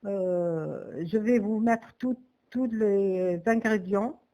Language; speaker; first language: French; non-native, local second language; Arabic